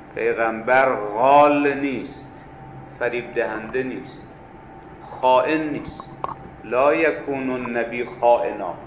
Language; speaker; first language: Persian; native; Persian